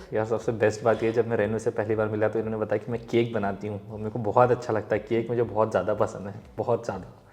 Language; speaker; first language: Hindi; native; Hindi